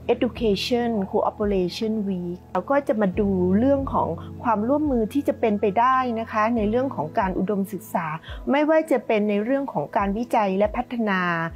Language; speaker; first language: Thai; native; Thai